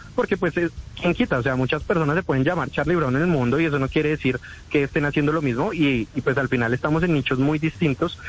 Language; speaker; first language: Spanish; native; Spanish